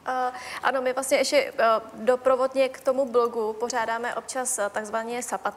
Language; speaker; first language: Czech; early bilingual, other home language; Vietnamese